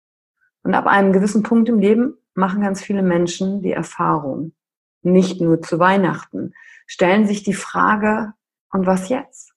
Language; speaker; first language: German; native; German